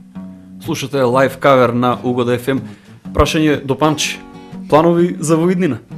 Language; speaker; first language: Macedonian; native; Macedonian